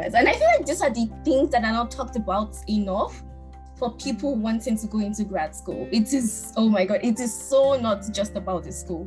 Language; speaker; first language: English; non-native, local second language; Yoruba